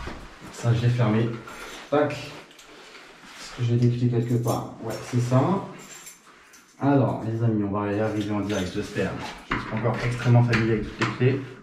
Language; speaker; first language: French; native; French